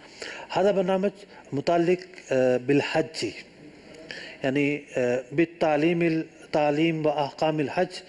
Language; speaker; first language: Arabic; non-native, learner; Urdu